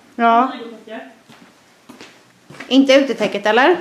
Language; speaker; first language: Swedish; native; Swedish